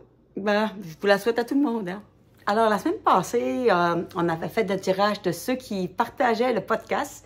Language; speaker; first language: French; native; French